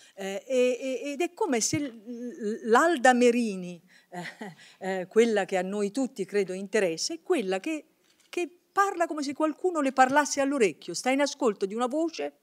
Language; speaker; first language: Italian; native; Italian